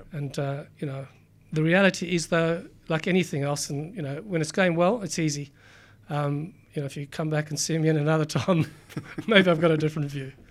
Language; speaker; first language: English; native; English